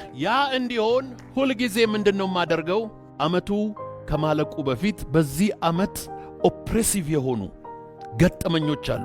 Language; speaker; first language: Amharic; non-native, local second language; Oromo